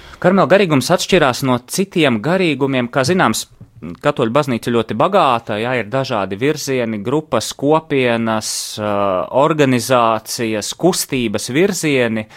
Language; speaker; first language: Latvian; native; Latvian